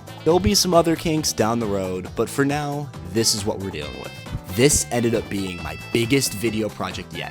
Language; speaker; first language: English; native; English